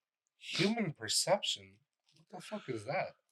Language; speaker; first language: English; native; English